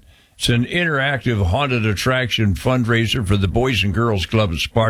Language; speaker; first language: English; native; English